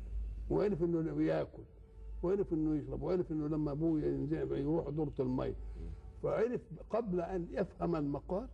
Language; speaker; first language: Arabic; native; Arabic